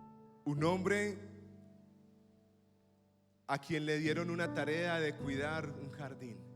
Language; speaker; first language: Spanish; native; Spanish